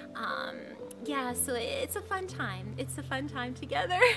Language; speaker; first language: English; native; English